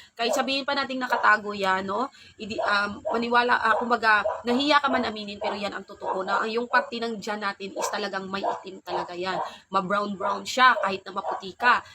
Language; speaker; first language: Filipino; non-native, local second language; Hiligaynon